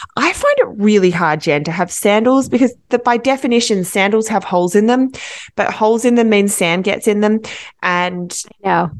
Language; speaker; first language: English; native; English